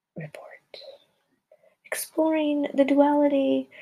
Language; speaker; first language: English; early bilingual, other home language; Spanish